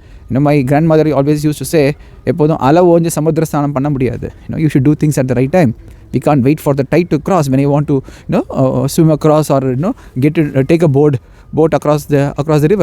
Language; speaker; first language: English; non-native, local second language; Tamil